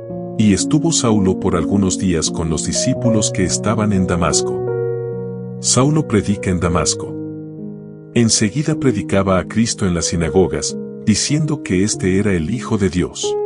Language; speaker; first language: Spanish; native; Spanish